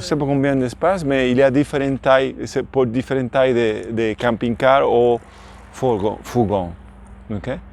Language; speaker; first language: French; non-native, fluent; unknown